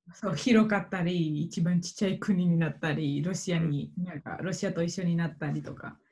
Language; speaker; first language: Japanese; non-native, fluent; Georgian